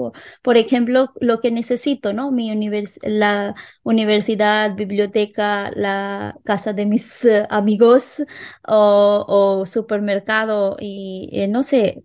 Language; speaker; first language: Spanish; non-native, local second language; Hindi